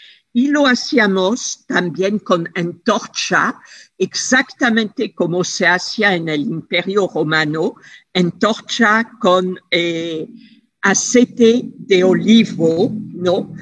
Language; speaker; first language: Spanish; non-native, fluent; French